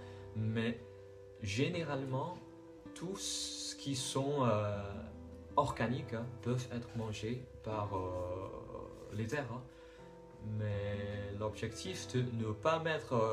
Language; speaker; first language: French; non-native, learner; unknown